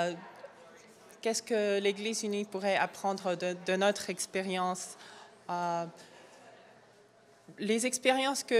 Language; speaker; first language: French; non-native, fluent; Korean